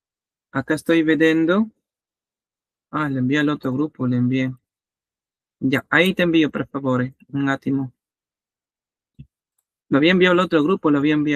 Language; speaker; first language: Spanish; native; Spanish